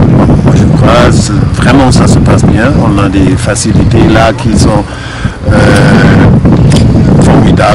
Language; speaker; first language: French; non-native, fluent; German